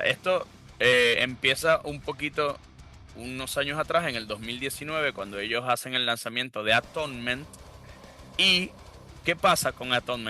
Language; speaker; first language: Spanish; native; Spanish